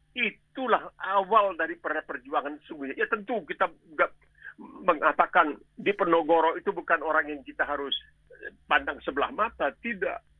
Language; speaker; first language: Indonesian; native; Indonesian